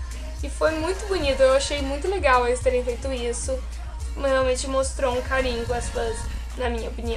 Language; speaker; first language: Portuguese; native; Portuguese